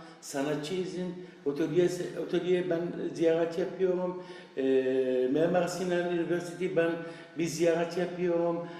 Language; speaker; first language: Turkish; non-native, learner; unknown